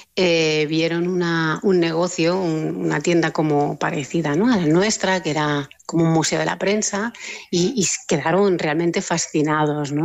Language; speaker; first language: Spanish; native; Spanish